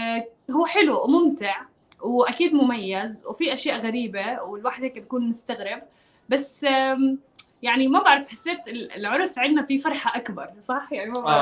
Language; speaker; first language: Arabic; native; Arabic